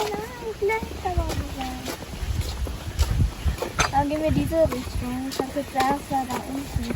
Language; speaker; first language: German; early bilingual, other home language; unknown